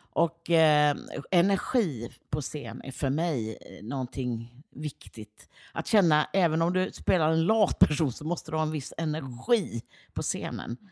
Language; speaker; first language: Swedish; native; Swedish